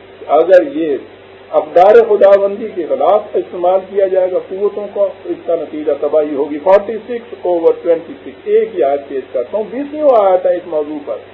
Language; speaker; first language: Urdu; non-native, local second language; Punjabi